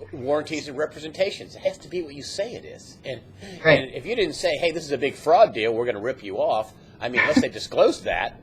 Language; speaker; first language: English; native; English